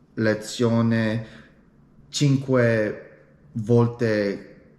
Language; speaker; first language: Italian; non-native, learner; English